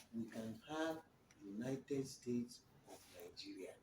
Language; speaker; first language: English; non-native, local second language; Yoruba